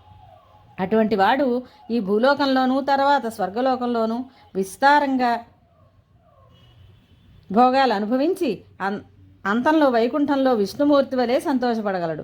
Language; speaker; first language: Telugu; native; Telugu